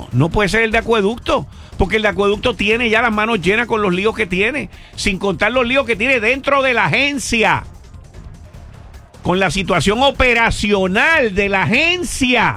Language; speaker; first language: Spanish; native; Spanish